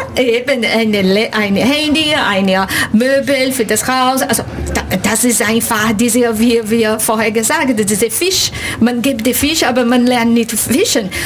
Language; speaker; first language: German; non-native, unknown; Portuguese